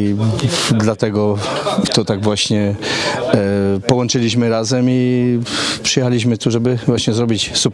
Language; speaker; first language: Polish; early bilingual, heritage; Polish